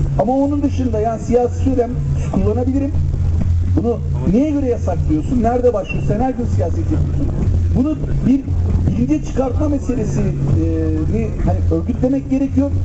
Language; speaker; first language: Turkish; native; Turkish